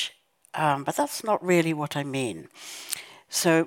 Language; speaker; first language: English; native; English